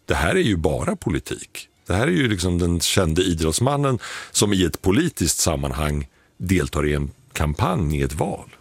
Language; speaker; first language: Swedish; native; Swedish